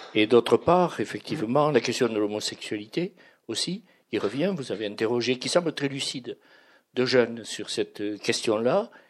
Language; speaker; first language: French; native; French